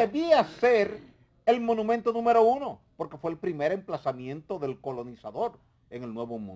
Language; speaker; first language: Spanish; native; Spanish